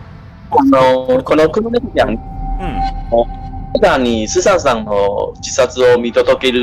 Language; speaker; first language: Japanese; non-native, learner; Chinese